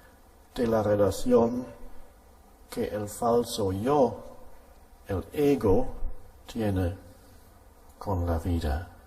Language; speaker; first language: Spanish; non-native, fluent; German